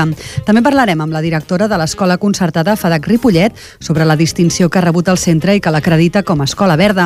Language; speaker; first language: Catalan; native; Catalan